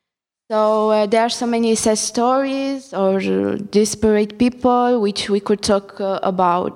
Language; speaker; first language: English; non-native, fluent; Italian